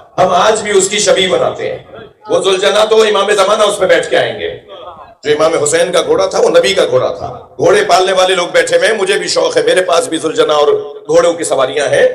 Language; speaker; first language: Urdu; non-native, local second language; Sindhi